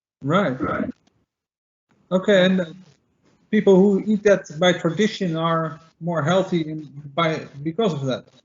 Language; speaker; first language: English; non-native, fluent; Dutch